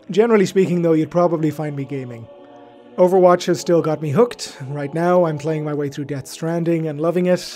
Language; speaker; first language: English; native; English